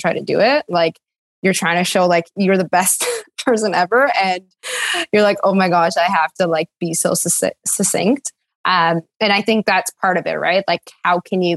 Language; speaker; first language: English; native; English